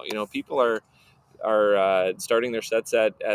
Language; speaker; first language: English; native; English